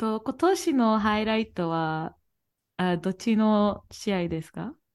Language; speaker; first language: Japanese; non-native, fluent; English